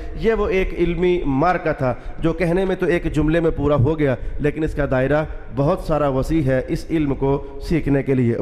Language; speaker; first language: Urdu; non-native, local second language; Punjabi